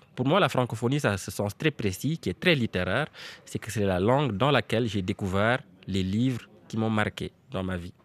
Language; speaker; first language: French; non-native, local second language; Serer